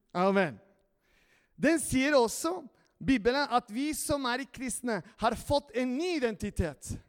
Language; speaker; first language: Norwegian; non-native, fluent; Spanish